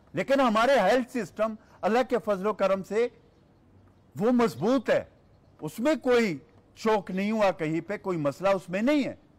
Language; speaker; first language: Urdu; non-native, local second language; Pashto